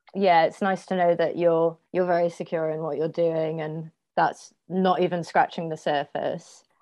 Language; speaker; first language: English; native; English